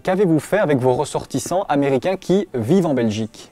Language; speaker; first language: French; native; French